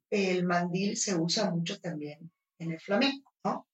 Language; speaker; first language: Spanish; native; Spanish